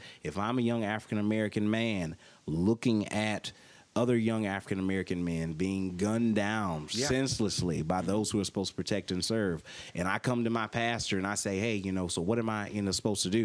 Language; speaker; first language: English; native; English